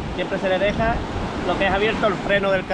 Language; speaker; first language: Spanish; native; Spanish